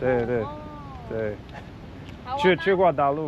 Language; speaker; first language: Chinese; non-native, fluent; English